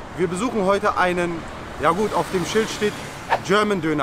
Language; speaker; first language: German; native; German